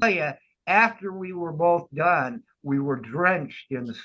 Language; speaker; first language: English; native; English